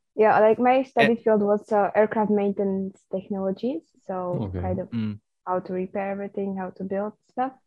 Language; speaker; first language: English; non-native, fluent; Slovak